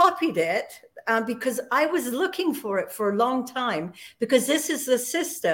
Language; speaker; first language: English; native; English